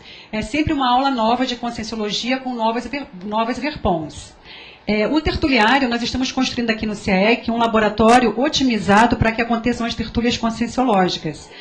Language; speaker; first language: Portuguese; native; Portuguese